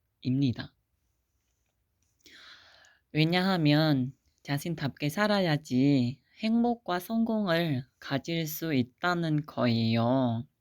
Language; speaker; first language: Korean; non-native, fluent; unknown